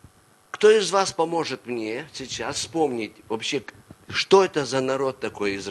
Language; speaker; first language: Polish; non-native, learner; Russian